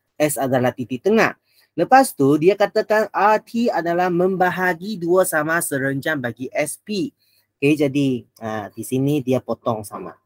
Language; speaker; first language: Malay; non-native, local second language; Chinese